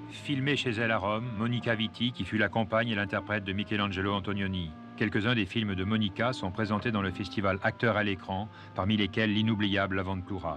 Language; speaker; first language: French; native; French